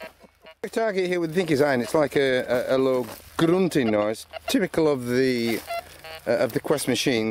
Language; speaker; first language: English; native; English